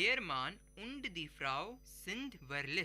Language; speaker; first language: German; non-native, learner; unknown